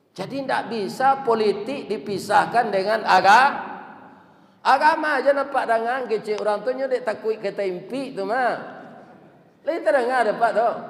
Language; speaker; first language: Malay; non-native, local second language; Minangkabau